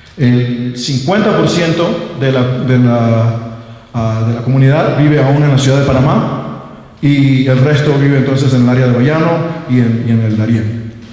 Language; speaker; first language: Spanish; non-native, local second language; English